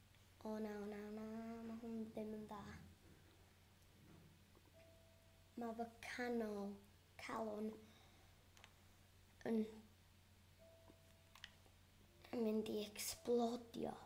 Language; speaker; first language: Welsh; non-native, local second language; English